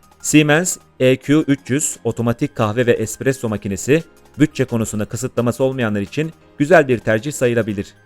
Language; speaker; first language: Turkish; native; Turkish